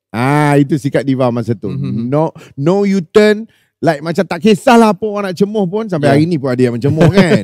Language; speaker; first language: Malay; native; Malay